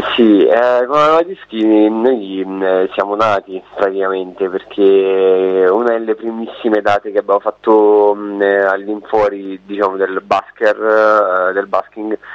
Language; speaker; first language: Italian; native; Italian